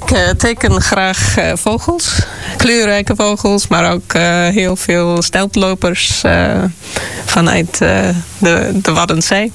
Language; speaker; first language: Dutch; non-native, fluent; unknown